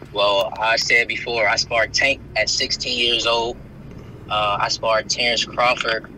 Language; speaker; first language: English; native; English